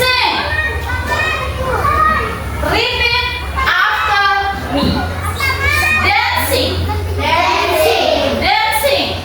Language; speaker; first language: English; non-native, learner; Indonesian